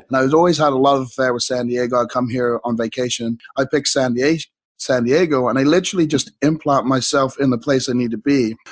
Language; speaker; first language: English; native; English